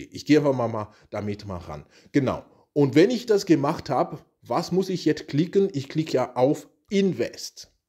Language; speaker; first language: German; non-native, fluent; French